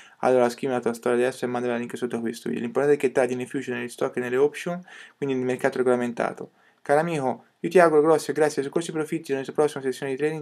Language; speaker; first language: Italian; native; Italian